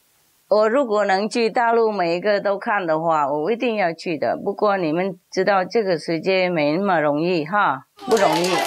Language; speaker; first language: Chinese; non-native, fluent; Vietnamese